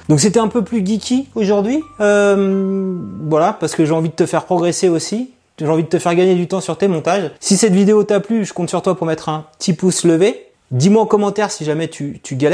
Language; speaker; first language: French; native; French